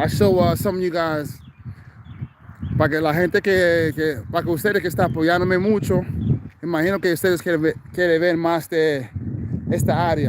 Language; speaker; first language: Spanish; non-native, fluent; English